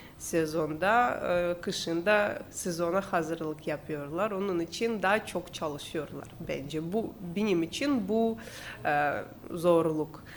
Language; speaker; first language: Turkish; non-native, fluent; Russian